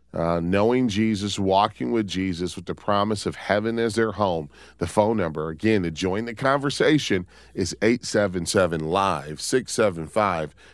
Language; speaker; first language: English; native; English